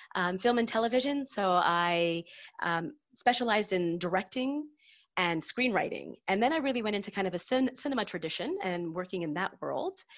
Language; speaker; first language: English; native; English